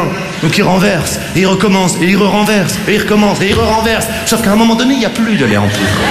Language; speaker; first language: French; native; French